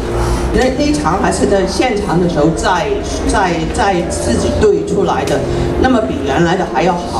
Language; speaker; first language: Chinese; non-native, local second language; Cantonese